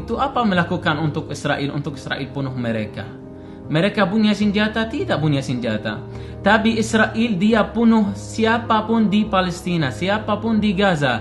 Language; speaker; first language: Indonesian; non-native, learner; Arabic